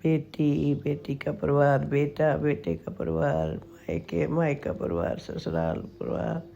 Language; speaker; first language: Hindi; non-native, local second language; Punjabi